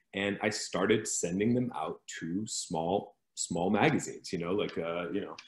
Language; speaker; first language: English; native; English